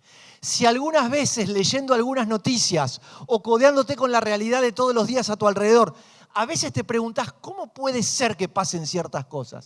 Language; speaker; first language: Spanish; native; Spanish